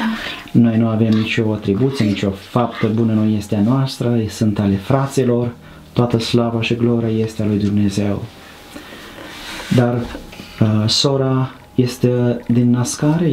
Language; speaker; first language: Romanian; native; Romanian